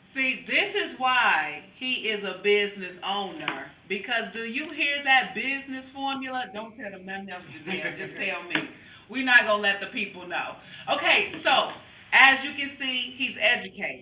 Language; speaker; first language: English; native; English